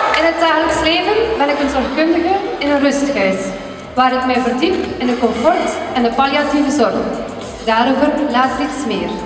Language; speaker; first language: Dutch; native; Dutch